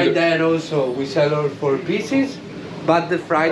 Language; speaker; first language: English; non-native, learner; Italian